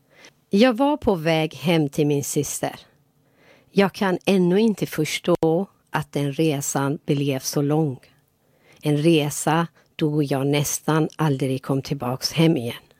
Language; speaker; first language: Swedish; non-native, fluent; Persian